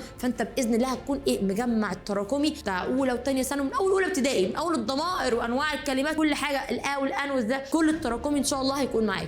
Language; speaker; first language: Arabic; native; Arabic